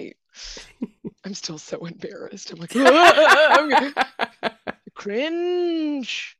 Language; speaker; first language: English; native; English